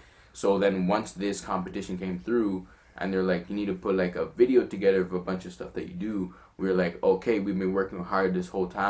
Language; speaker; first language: English; non-native, fluent; French